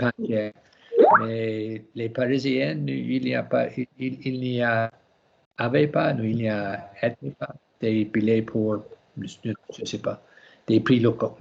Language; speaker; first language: French; non-native, learner; English